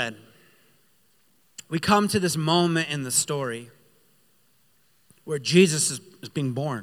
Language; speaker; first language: English; native; English